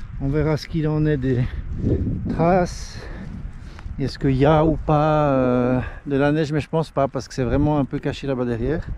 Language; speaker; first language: French; native; French